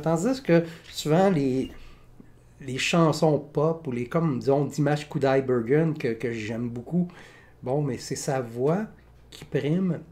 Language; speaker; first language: French; native; French